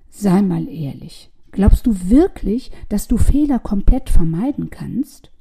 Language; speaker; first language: German; native; German